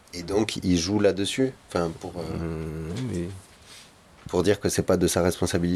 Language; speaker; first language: French; native; French